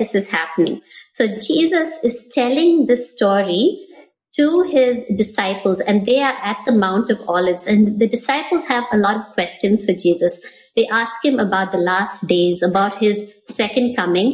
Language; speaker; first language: English; non-native, local second language; Tamil